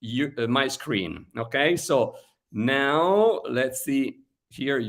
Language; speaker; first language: English; non-native, fluent; Italian